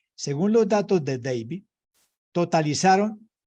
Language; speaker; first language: Spanish; native; Spanish